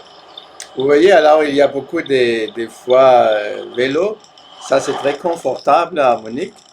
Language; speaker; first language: French; non-native, fluent; German